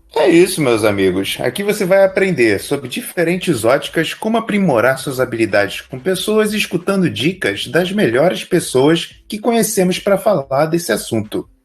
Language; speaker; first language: Portuguese; native; Portuguese